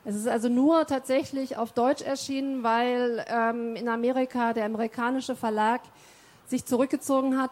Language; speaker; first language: German; native; German